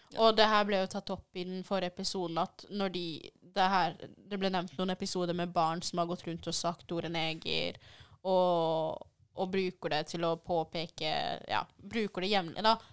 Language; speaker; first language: Norwegian; early bilingual, other home language; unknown